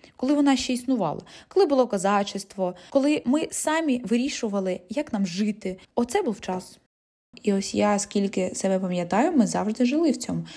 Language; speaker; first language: Ukrainian; non-native, local second language; Russian